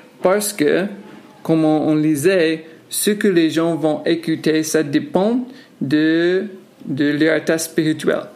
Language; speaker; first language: French; non-native, fluent; English